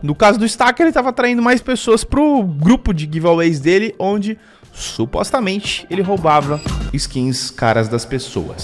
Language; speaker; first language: Portuguese; native; Portuguese